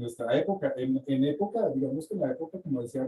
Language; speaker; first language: Spanish; native; Spanish